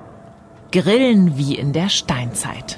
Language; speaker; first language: German; native; German